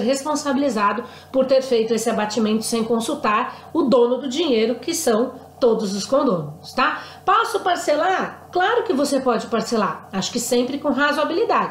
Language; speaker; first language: Portuguese; native; Portuguese